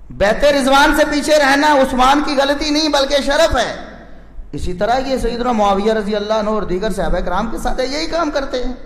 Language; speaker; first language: Urdu; non-native, local second language; Punjabi